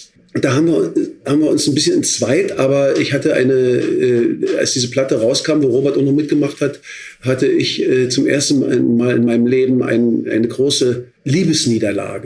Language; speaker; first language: German; native; German